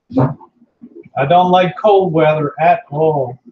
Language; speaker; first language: English; native; English